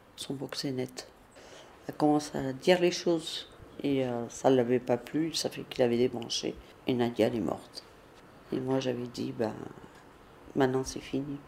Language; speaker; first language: French; early bilingual, other home language; Italian